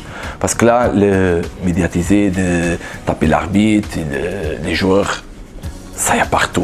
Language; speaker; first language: French; non-native, fluent; Portuguese